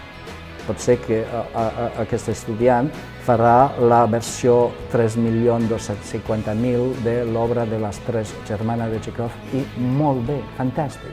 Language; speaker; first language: Catalan; non-native, fluent; French